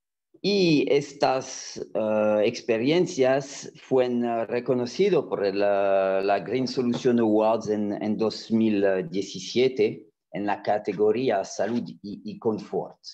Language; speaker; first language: Spanish; non-native, fluent; French